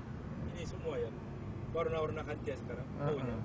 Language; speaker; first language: Indonesian; non-native, learner; Korean